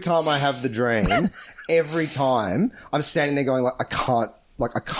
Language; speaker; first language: English; native; English